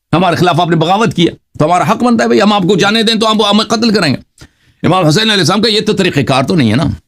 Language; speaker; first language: Urdu; non-native, fluent; Persian